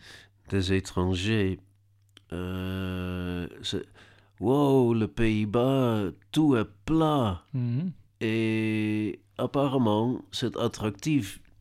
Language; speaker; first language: French; non-native, learner; Dutch